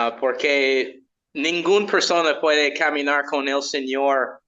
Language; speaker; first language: Spanish; non-native, learner; English